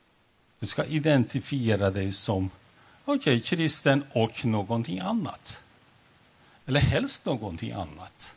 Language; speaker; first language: Swedish; non-native, fluent; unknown